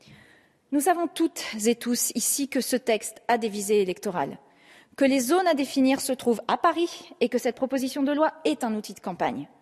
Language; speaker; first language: French; native; French